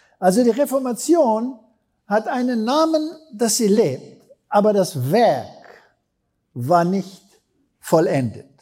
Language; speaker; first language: German; non-native, fluent; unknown